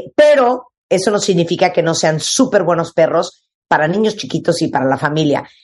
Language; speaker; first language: Spanish; native; Spanish